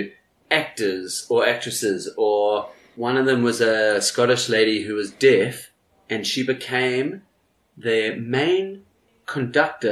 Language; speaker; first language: English; native; English